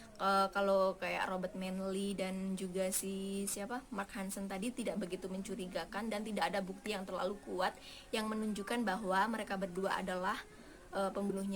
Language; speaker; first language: Indonesian; native; Indonesian